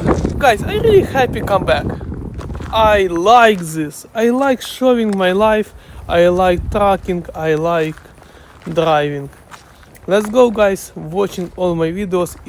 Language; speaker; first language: English; non-native, learner; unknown